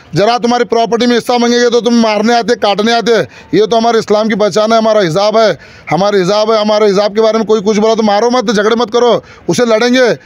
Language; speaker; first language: Hindi; native; Hindi